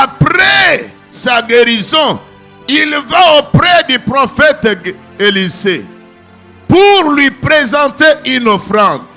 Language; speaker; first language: French; non-native, local second language; Lingala